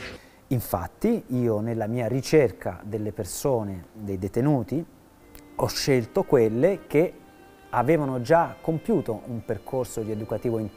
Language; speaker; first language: Italian; native; Italian